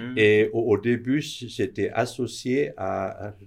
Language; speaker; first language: French; non-native, fluent; Danish